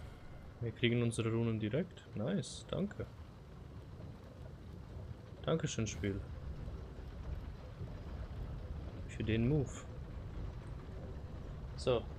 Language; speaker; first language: German; native; German